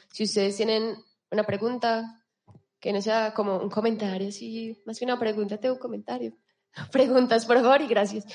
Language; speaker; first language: Spanish; native; Spanish